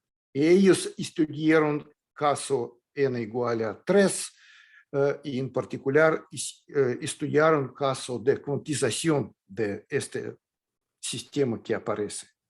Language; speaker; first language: Spanish; non-native, fluent; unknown